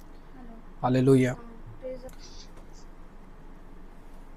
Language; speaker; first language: Hindi; native; Hindi